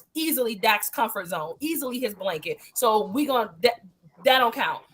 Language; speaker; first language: English; native; English